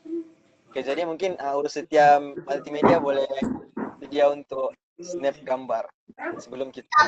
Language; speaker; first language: Malay; native; Malay